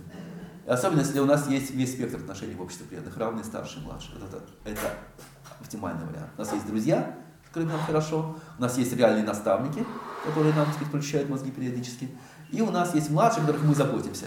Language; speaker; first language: Russian; native; Russian